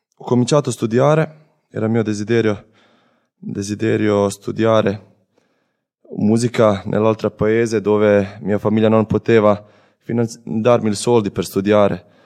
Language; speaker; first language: Italian; non-native, learner; Croatian